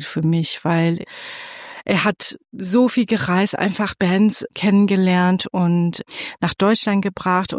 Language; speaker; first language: German; non-native, fluent; Persian